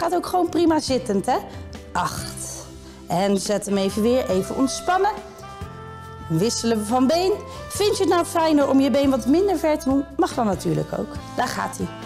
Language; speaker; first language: Dutch; native; Dutch